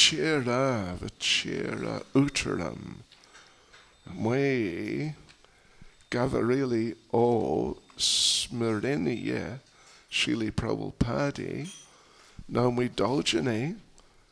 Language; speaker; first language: Russian; non-native, fluent; English